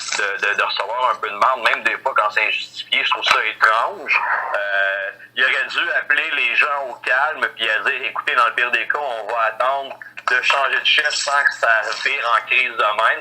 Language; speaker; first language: French; native; French